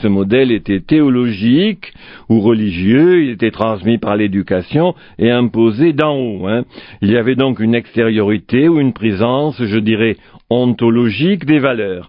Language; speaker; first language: French; native; French